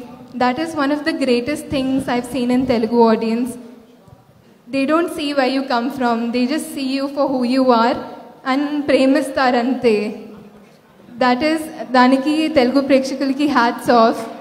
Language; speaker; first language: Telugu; non-native, fluent; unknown